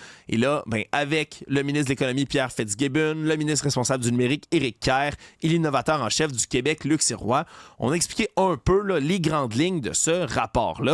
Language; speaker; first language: French; native; French